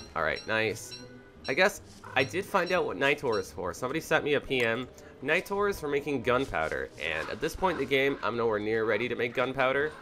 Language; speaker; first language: English; native; English